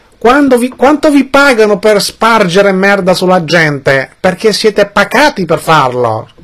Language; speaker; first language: Italian; early bilingual, other home language; Albanian